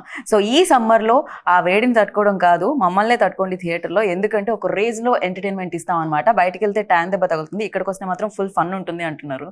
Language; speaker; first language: Telugu; native; Telugu